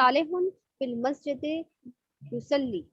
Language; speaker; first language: Arabic; non-native, learner; Urdu